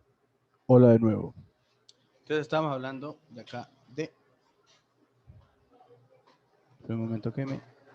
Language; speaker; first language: Spanish; native; Spanish